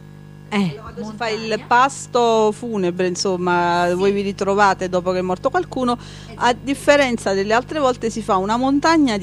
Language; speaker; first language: Italian; native; Italian